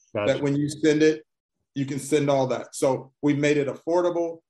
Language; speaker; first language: English; native; English